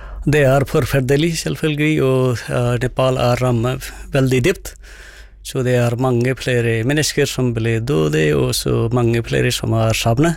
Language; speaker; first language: Norwegian; non-native, fluent; Nepali